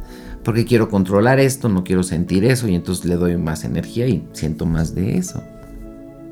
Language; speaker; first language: Spanish; native; Spanish